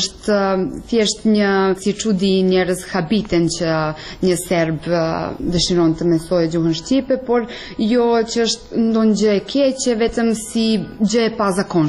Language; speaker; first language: Albanian; non-native, fluent; Serbian